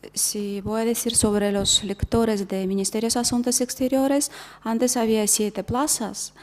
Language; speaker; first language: Spanish; non-native, fluent; Russian